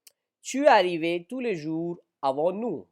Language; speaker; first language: French; non-native, fluent; Hindi